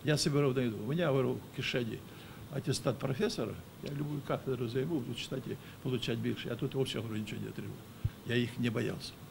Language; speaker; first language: Russian; non-native, local second language; Ukrainian